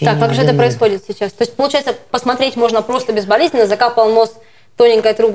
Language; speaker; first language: Russian; native; Russian